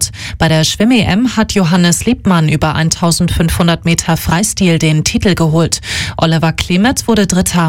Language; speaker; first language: German; native; German